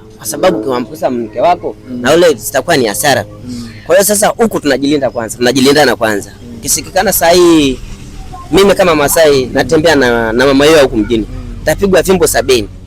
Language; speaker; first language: Swahili; non-native, local second language; Masai